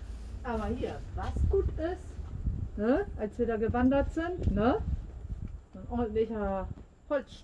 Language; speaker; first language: German; native; German